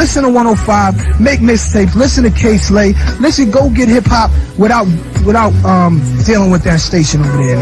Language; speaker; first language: English; native; English